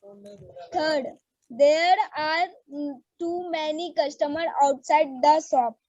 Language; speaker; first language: English; non-native, learner; Hindi